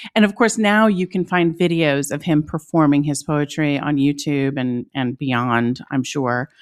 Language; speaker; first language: English; native; English